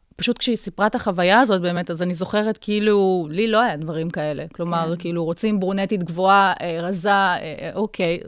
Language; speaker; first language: Hebrew; early bilingual, other home language; Russian